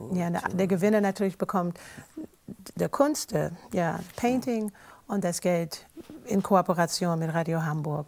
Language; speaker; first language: German; non-native, fluent; English